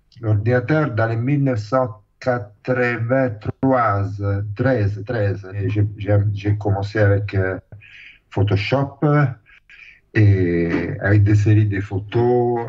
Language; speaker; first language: French; non-native, fluent; Italian